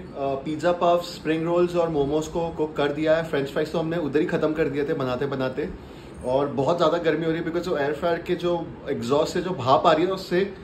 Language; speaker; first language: Hindi; native; Hindi